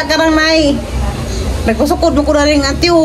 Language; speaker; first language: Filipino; non-native, local second language; Cebuano